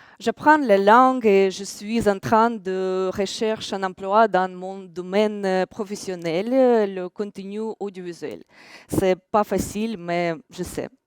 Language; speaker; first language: French; non-native, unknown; Russian